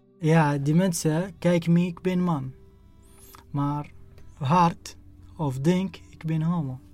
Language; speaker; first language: Dutch; non-native, learner; Arabic